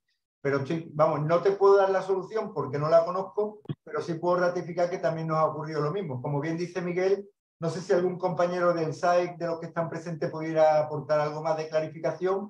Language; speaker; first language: Spanish; native; Spanish